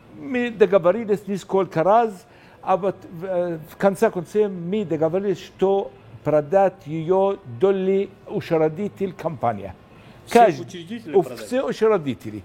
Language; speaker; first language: Russian; non-native, learner; Arabic